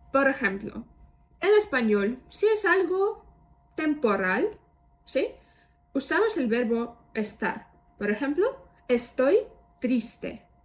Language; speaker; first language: Spanish; non-native, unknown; Russian